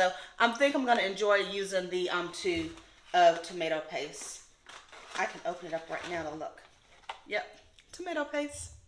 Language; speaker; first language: English; native; English